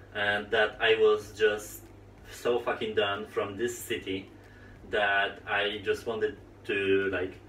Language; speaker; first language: English; non-native, fluent; Polish